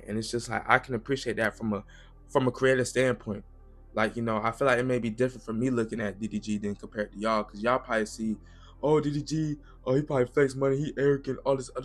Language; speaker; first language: English; native; English